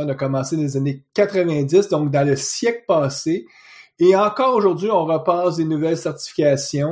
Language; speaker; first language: French; native; French